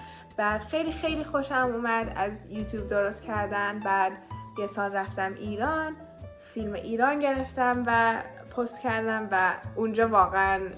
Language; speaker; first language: Persian; early bilingual, heritage; Persian